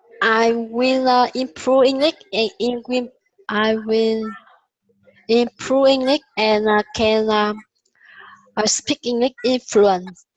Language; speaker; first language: English; non-native, learner; Vietnamese